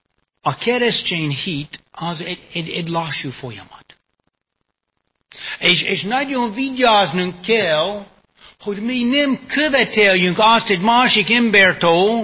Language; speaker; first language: Hungarian; non-native, fluent; English